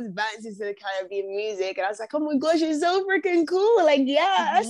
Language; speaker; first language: English; native; English